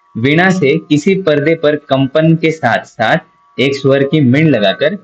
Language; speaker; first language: Hindi; non-native, local second language; Marathi